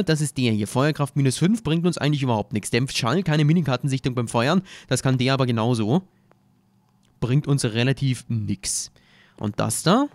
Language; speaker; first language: German; native; German